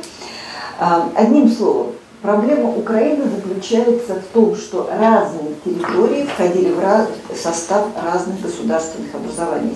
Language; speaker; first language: Russian; native; Russian